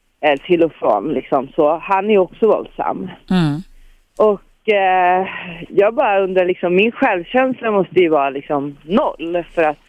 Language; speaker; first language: Swedish; native; Swedish